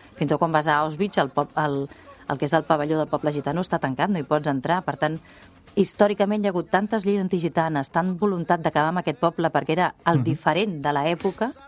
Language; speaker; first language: Catalan; native; Catalan